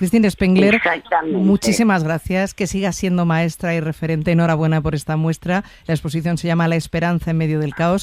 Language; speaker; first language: Spanish; native; Spanish